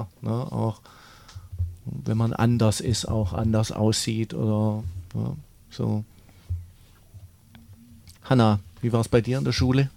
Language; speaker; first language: German; native; German